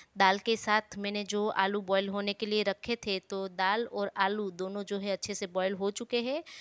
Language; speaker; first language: Hindi; non-native, local second language; Gujarati